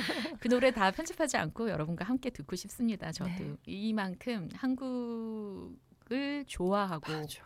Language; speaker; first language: Korean; native; Korean